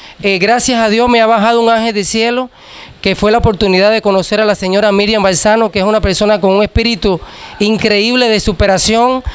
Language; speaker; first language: Spanish; native; Spanish